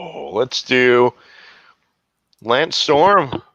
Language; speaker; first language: English; native; English